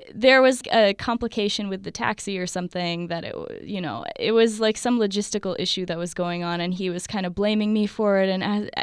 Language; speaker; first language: English; native; English